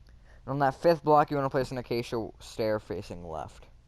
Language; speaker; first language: English; native; English